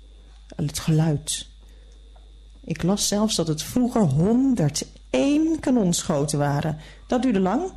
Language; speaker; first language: Dutch; native; Dutch